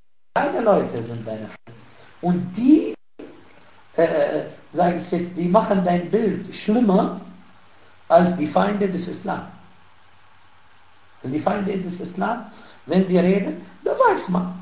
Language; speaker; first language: German; non-native, fluent; Arabic